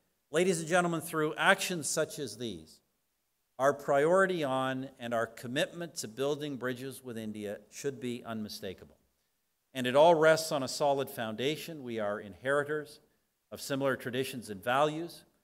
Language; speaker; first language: English; native; English